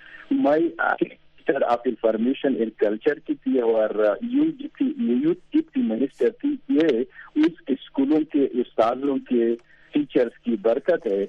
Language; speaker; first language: Hindi; non-native, fluent; Pashto